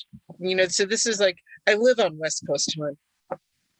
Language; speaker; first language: English; early bilingual, other home language; Hungarian